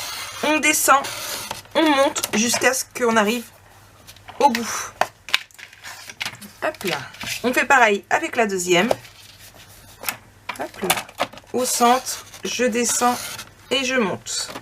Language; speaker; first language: French; native; French